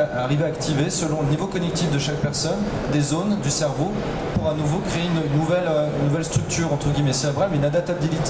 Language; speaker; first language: French; native; French